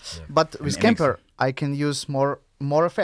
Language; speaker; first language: English; non-native, learner; Russian